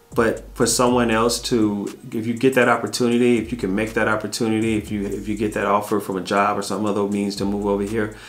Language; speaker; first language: English; native; English